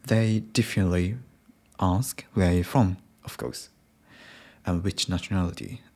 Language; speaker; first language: English; non-native, learner; Japanese